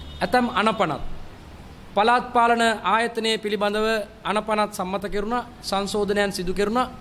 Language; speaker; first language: Sinhala; non-native, local second language; Tamil